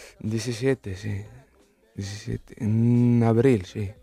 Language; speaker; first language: Spanish; non-native, learner; Arabic